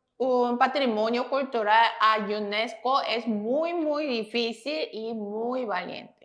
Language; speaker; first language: Spanish; non-native, fluent; Korean